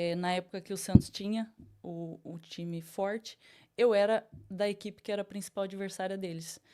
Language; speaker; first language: Portuguese; native; Portuguese